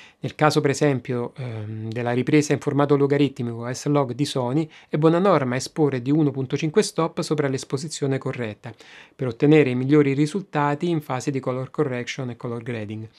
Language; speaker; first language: Italian; native; Italian